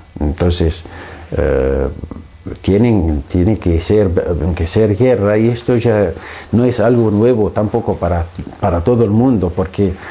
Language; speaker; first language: Spanish; non-native, fluent; Arabic